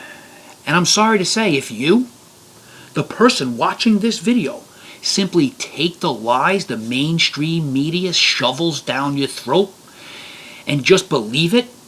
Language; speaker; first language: English; native; English